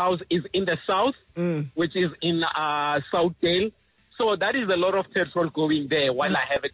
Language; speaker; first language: English; non-native, local second language; Zulu